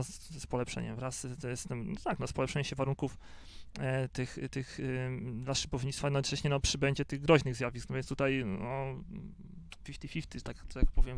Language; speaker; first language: Polish; native; Polish